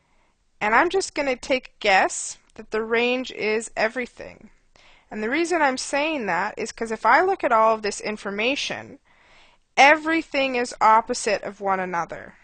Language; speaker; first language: English; native; English